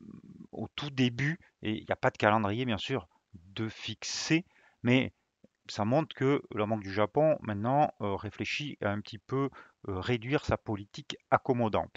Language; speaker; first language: French; native; French